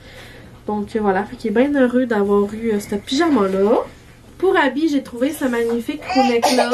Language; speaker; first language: French; native; French